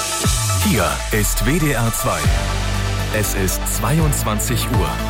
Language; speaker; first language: German; native; German